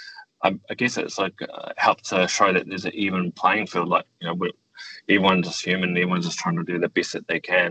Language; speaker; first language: English; native; English